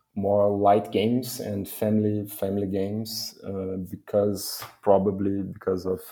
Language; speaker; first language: English; non-native, fluent; Portuguese